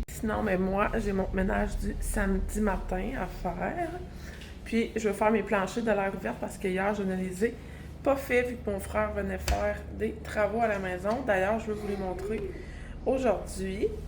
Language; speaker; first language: French; native; French